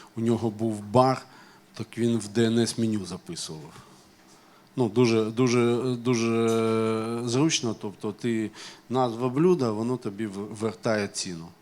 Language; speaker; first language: Ukrainian; non-native, local second language; Russian